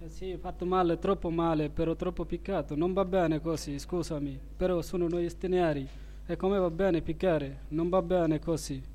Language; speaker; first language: Italian; non-native, learner; Bangla